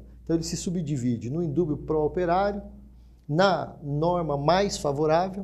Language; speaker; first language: Portuguese; native; Portuguese